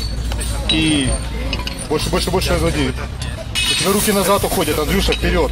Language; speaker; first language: Russian; native; Russian